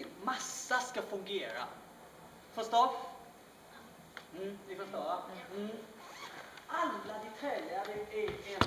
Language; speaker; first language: Swedish; non-native, learner; Chinese